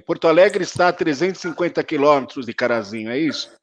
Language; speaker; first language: Portuguese; native; Portuguese